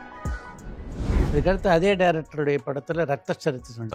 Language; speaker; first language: Tamil; native; Tamil